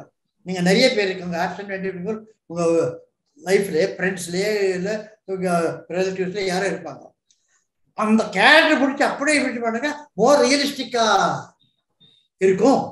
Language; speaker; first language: Tamil; non-native, local second language; Telugu